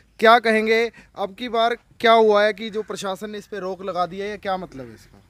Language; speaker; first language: Hindi; native; Hindi